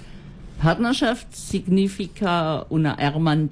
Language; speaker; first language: Spanish; non-native, learner; German